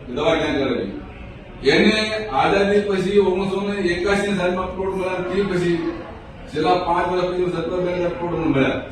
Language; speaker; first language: Gujarati; native; Gujarati